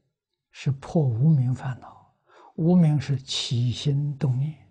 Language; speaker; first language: Chinese; native; Chinese